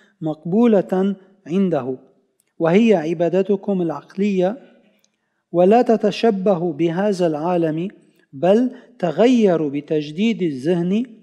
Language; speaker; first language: Arabic; non-native, local second language; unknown